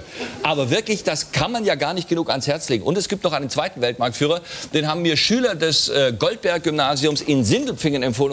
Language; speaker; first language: German; native; German